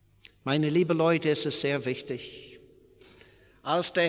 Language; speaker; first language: German; non-native, fluent; English